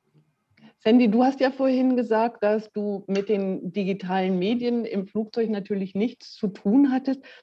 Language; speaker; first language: German; native; German